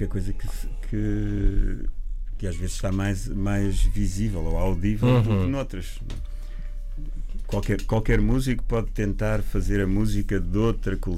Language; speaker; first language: Portuguese; native; Portuguese